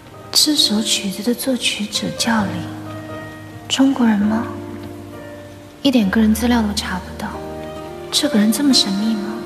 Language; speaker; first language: Chinese; native; Chinese